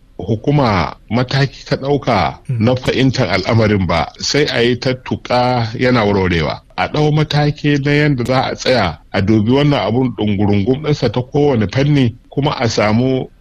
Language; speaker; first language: Hausa; non-native, local second language; Fula